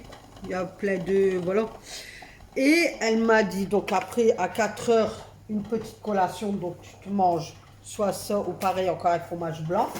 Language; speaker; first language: French; native; French